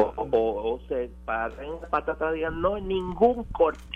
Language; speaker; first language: Spanish; native; Spanish